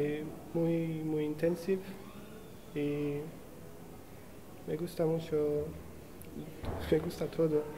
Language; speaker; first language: Spanish; non-native, learner; English